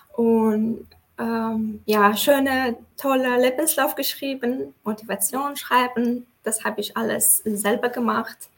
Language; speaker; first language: German; non-native, fluent; Tajik